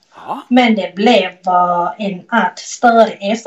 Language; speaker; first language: Swedish; non-native, learner; Thai